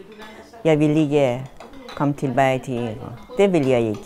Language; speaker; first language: Danish; non-native, fluent; Persian